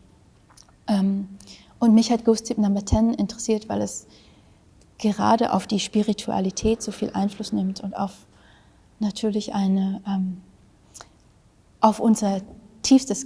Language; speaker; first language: German; early bilingual, other home language; Vietnamese